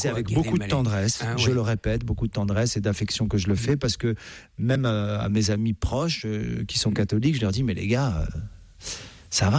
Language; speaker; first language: French; native; French